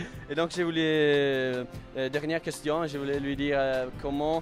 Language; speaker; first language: French; non-native, fluent; Italian